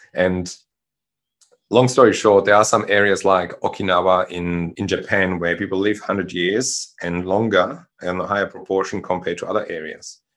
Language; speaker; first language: English; non-native, fluent; German